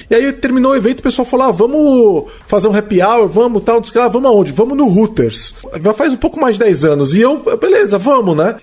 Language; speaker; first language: Portuguese; native; Portuguese